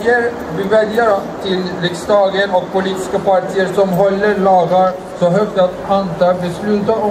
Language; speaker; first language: Swedish; non-native, fluent; Azerbaijani